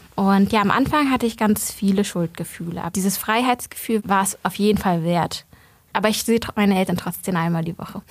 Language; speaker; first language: German; early bilingual, other home language; Vietnamese